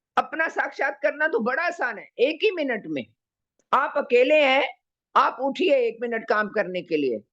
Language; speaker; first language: Hindi; native; Hindi